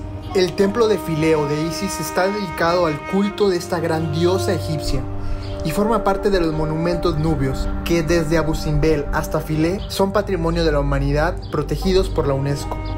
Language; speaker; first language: Spanish; native; Spanish